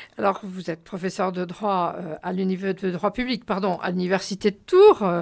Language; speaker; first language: French; native; French